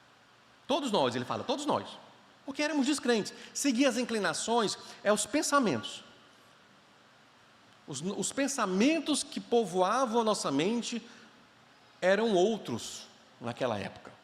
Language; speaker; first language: Portuguese; native; Portuguese